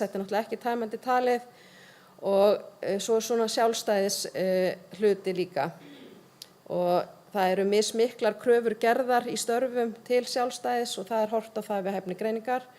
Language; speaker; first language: Icelandic; native; Icelandic